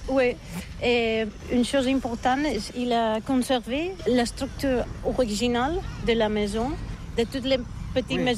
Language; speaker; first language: French; non-native, learner; Catalan